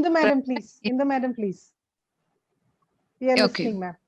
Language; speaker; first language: English; non-native, local second language; Malayalam